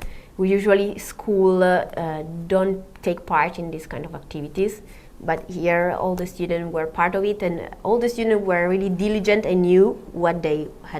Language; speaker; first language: English; non-native, fluent; Italian